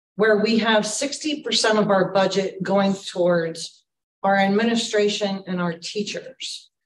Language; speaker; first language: English; native; English